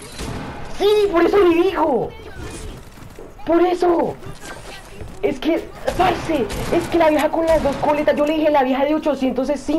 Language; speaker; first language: Spanish; native; Spanish